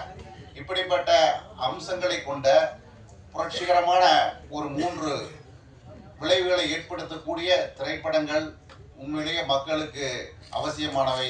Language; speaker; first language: Tamil; native; Tamil